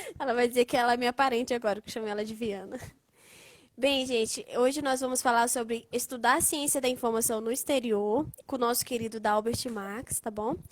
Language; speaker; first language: Portuguese; native; Portuguese